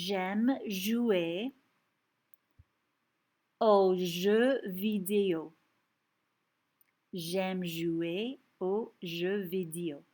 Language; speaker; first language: French; non-native, fluent; English